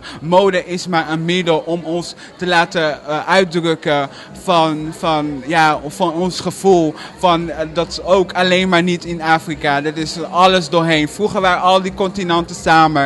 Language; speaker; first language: Dutch; non-native, fluent; Portuguese